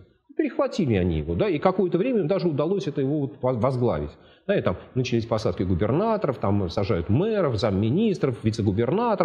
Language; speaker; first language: Russian; native; Russian